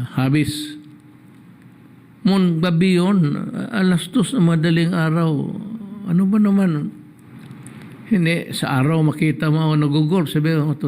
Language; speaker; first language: Filipino; non-native, local second language; Cebuano